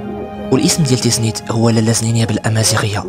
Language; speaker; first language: Arabic; native; Arabic